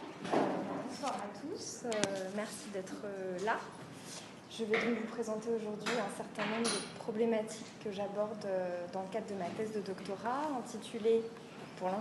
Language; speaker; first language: French; native; French